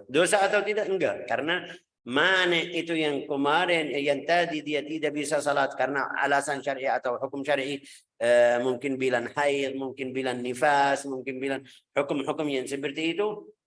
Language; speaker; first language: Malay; non-native, fluent; Arabic